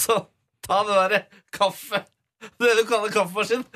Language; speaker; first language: Norwegian; native; Norwegian